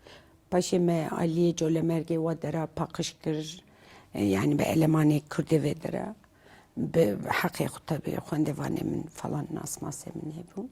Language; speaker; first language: Kurdish; non-native, local second language; Turkish